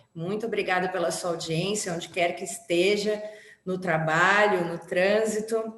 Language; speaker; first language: Portuguese; native; Portuguese